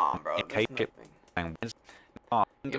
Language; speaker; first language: English; native; English